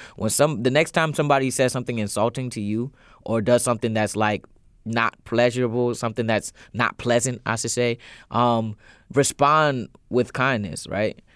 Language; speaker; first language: English; native; English